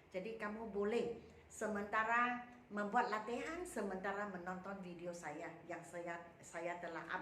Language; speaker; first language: Indonesian; non-native, local second language; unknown